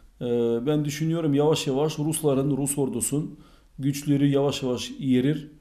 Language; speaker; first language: Turkish; non-native, fluent; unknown